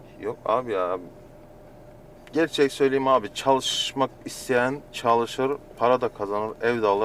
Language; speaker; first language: Turkish; non-native, fluent; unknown